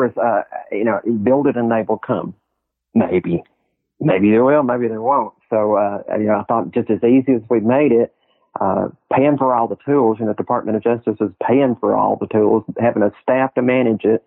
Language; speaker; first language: English; native; English